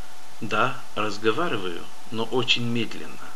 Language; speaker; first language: Russian; non-native, fluent; English